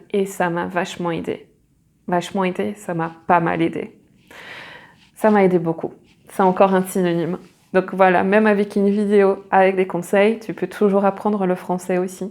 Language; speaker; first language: French; native; French